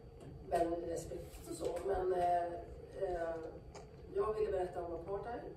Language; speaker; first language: Swedish; native; Swedish